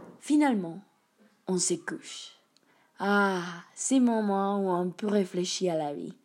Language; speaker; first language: French; non-native, learner; Spanish